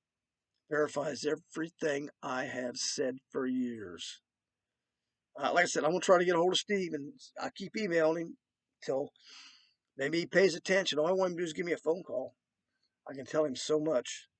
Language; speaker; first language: English; native; English